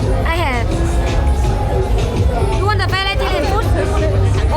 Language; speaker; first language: English; non-native, learner; Vietnamese